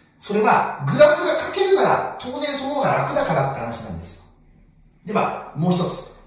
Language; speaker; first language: Japanese; native; Japanese